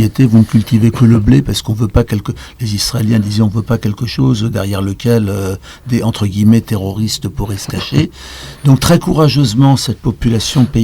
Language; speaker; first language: French; native; French